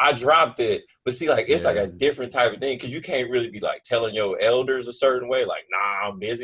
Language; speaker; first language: English; native; English